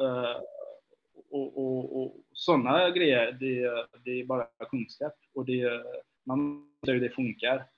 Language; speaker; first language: Swedish; non-native, fluent; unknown